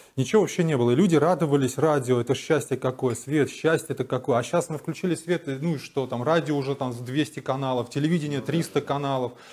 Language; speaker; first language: Russian; native; Russian